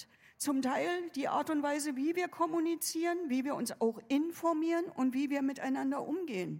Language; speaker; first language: German; native; German